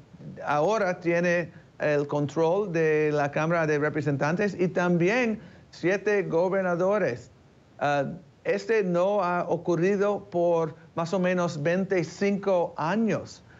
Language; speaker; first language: Spanish; early bilingual, heritage; English